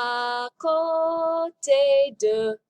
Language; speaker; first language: French; non-native, fluent; English